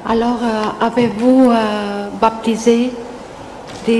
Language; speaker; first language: French; non-native, learner; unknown